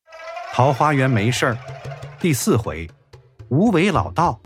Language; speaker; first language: Chinese; native; Chinese